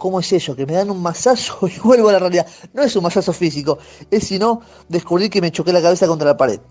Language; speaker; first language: Spanish; native; Spanish